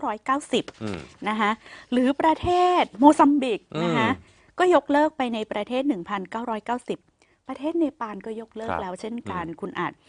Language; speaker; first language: Thai; native; Thai